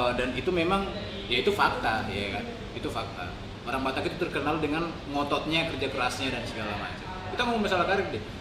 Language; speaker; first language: Indonesian; non-native, local second language; Batak Toba